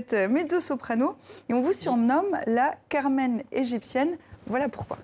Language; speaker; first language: French; native; French